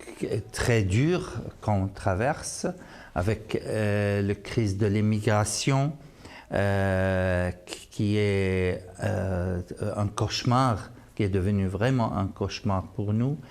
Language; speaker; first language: French; non-native, fluent; Arabic